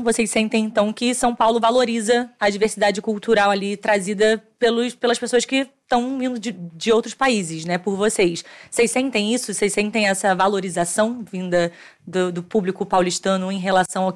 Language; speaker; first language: Portuguese; native; Portuguese